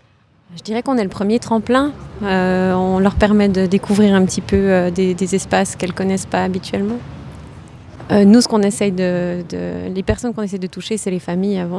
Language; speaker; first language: French; native; French